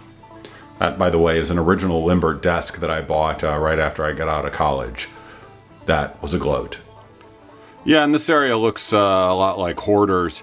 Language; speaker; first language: English; native; English